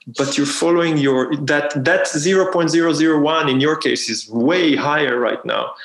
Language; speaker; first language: English; non-native, fluent; Hebrew